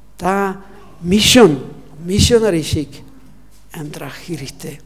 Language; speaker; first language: Mongolian; non-native, learner; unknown